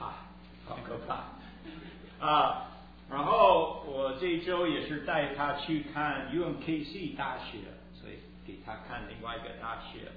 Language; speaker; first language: Chinese; early bilingual, heritage; Chinese